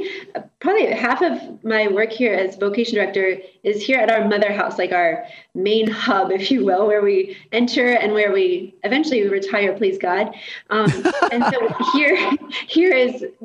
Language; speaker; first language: English; native; English